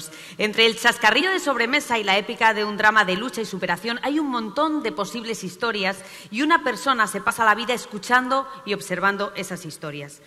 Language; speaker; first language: Spanish; native; Spanish